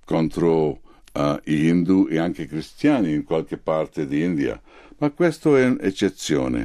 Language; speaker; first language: Italian; non-native, fluent; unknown